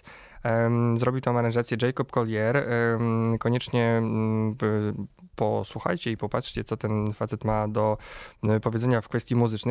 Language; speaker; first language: Polish; native; Polish